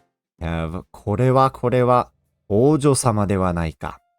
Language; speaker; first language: Japanese; non-native, fluent; English